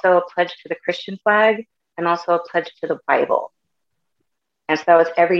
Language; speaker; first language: English; native; English